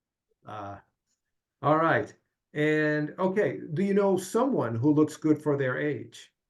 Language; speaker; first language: English; non-native, fluent; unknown